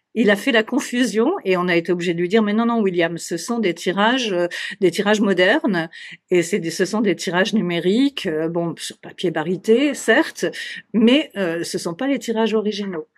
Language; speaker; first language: French; native; French